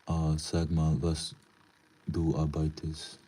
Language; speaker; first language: German; non-native, learner; English